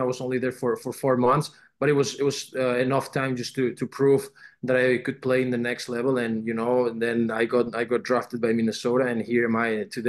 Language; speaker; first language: English; non-native, fluent; Spanish